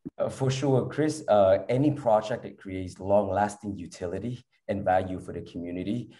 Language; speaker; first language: English; early bilingual, other home language; Vietnamese